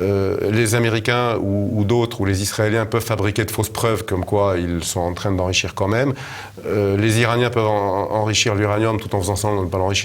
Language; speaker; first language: French; native; French